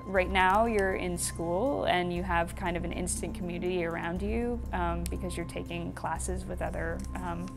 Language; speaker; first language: English; native; English